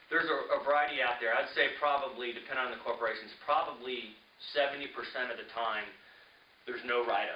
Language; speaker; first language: English; native; English